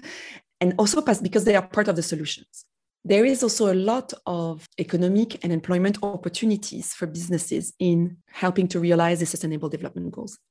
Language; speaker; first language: English; non-native, fluent; French